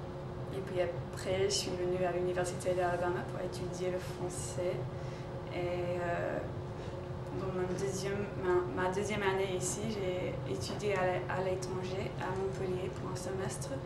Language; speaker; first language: French; non-native, fluent; English